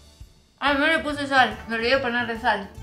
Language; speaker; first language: Spanish; native; Spanish